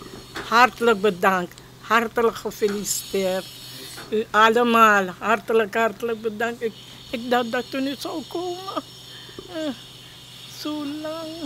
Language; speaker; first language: Dutch; non-native, local second language; Caribbean Hindustani